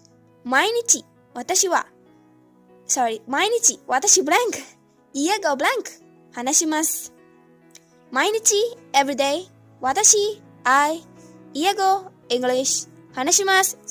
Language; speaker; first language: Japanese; non-native, fluent; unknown